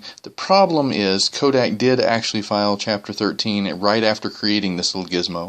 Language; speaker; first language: English; native; English